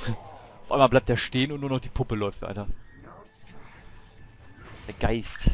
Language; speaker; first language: German; native; German